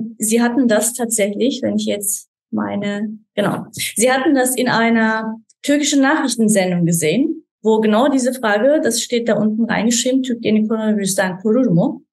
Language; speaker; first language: German; non-native, fluent; Turkish